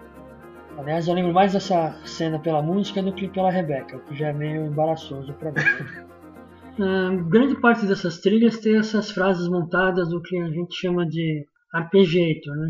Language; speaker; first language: Portuguese; native; Portuguese